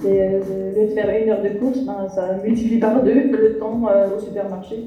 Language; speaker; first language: French; native; French